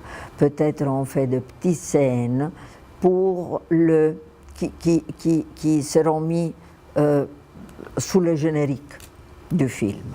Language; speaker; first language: French; non-native, fluent; Italian